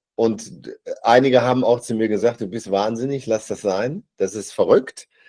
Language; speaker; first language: German; native; German